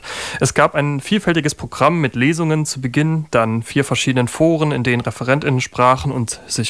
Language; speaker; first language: German; native; German